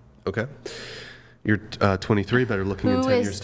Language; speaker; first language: English; native; English